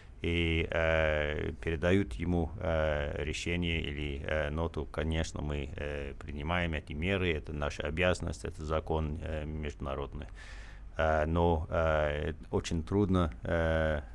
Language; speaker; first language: Russian; non-native, fluent; English